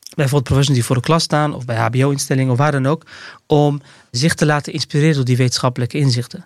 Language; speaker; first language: Dutch; early bilingual, other home language; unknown